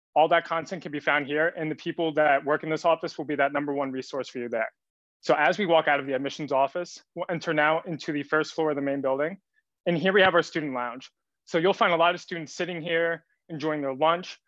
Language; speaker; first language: English; native; English